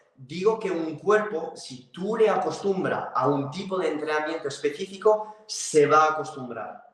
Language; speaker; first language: Spanish; non-native, fluent; French